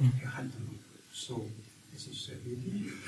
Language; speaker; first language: German; non-native, learner; Korean